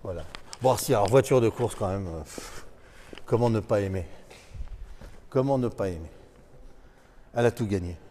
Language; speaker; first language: French; native; French